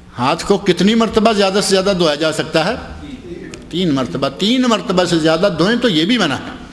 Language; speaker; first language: Urdu; non-native, local second language; Punjabi